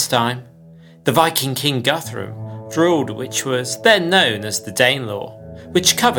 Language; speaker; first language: English; native; English